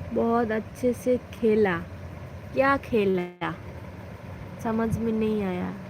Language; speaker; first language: Hindi; non-native, local second language; Bangla